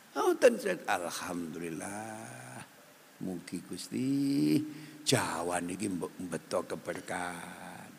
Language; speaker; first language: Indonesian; non-native, local second language; Javanese